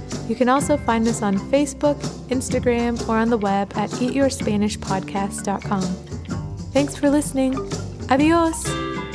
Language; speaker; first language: English; native; English